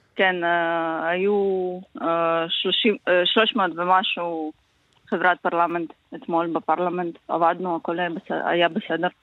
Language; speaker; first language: Hebrew; non-native, learner; Ukrainian